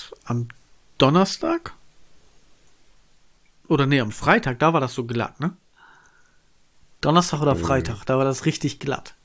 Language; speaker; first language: German; native; German